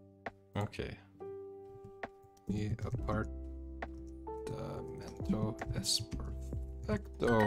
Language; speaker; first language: Spanish; non-native, learner; English